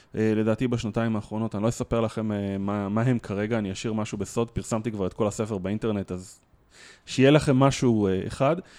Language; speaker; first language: Hebrew; native; Hebrew